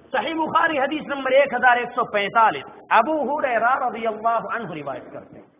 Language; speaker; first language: Urdu; native; Urdu